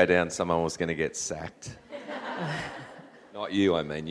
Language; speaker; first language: English; native; English